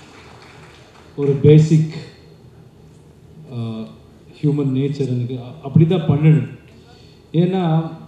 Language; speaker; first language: Tamil; non-native, learner; Kannada